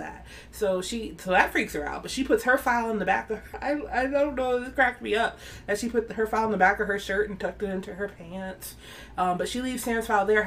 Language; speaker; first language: English; native; English